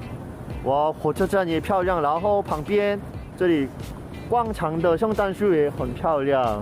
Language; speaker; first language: Chinese; non-native, fluent; Korean